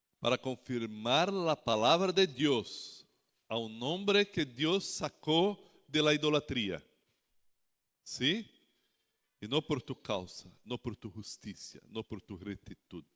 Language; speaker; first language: Spanish; non-native, learner; Portuguese